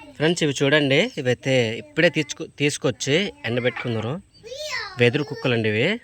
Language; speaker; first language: Telugu; native; Telugu